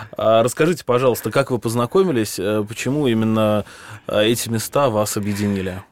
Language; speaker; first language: Russian; native; Russian